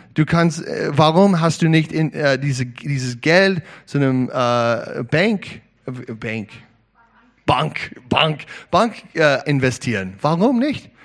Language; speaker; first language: German; non-native, learner; English